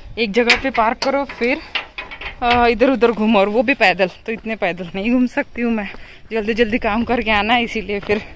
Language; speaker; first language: Hindi; native; Hindi